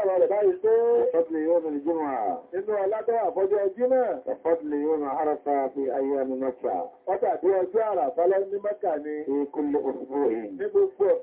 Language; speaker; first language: Arabic; non-native, fluent; Yoruba